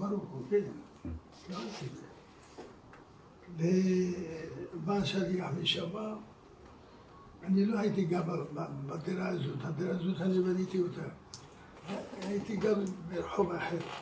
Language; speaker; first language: Hebrew; non-native, fluent; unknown